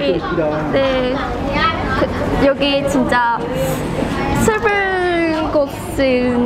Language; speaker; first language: Korean; non-native, learner; Vietnamese